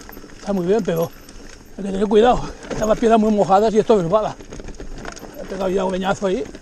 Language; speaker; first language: Spanish; native; Spanish